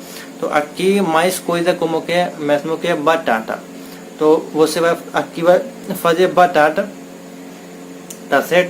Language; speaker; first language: Portuguese; non-native, learner; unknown